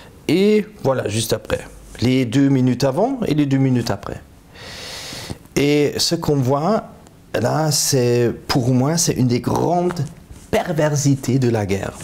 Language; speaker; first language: French; non-native, fluent; German